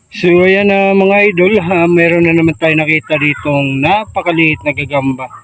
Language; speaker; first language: Filipino; non-native, local second language; Cebuano